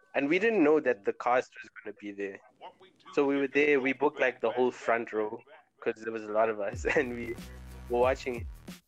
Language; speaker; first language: English; native; English